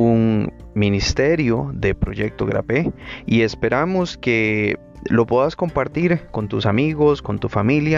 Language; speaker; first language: Spanish; native; Spanish